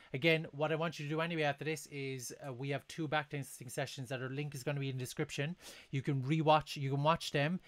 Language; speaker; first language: English; native; English